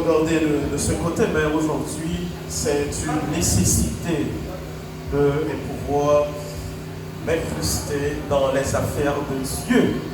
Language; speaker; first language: French; non-native, local second language; Haitian Creole